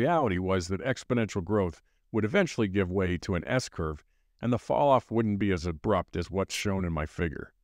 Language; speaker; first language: English; native; English